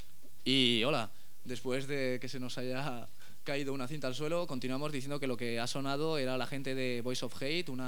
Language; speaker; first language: Spanish; native; Spanish